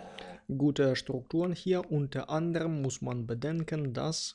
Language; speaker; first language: German; non-native, fluent; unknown